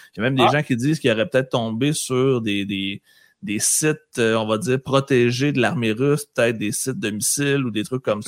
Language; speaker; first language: French; native; French